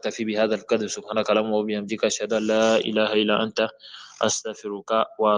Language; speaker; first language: Arabic; non-native, fluent; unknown